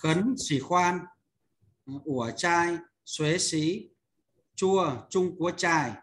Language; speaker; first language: Chinese; non-native, fluent; Vietnamese